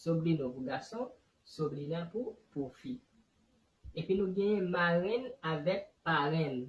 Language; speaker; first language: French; non-native, learner; Haitian Creole